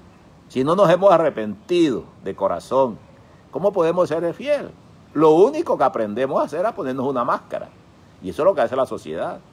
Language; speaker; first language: Spanish; native; Spanish